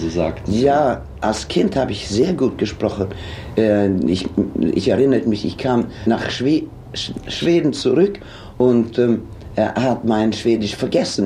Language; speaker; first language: German; non-native, fluent; Swedish